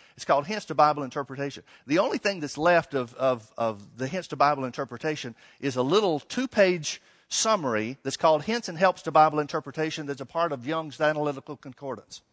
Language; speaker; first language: English; native; English